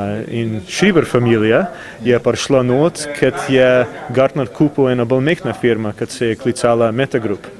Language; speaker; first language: Slovenian; early bilingual, heritage; English